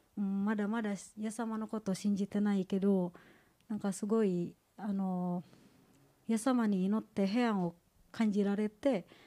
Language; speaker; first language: Japanese; non-native, fluent; Indonesian